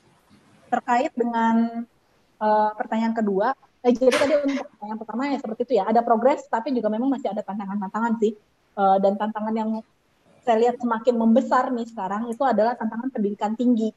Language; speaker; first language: Indonesian; native; Indonesian